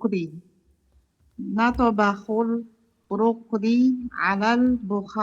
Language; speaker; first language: Arabic; non-native, learner; Indonesian